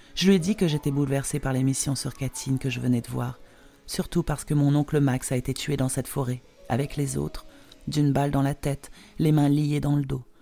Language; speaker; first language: French; non-native, fluent; Polish